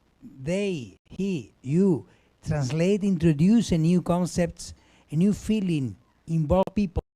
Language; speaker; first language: English; non-native, learner; Spanish